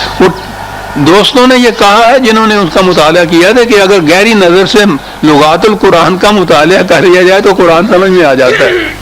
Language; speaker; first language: Urdu; non-native, local second language; Punjabi